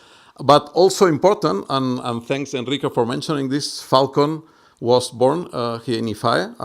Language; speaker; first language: English; non-native, fluent; Catalan